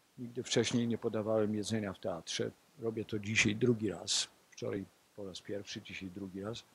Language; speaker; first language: Polish; native; Polish